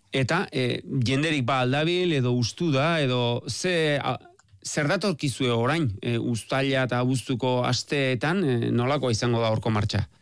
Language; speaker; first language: Basque; native; Basque